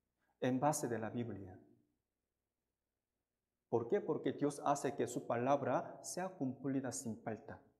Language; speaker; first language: Spanish; non-native, fluent; Korean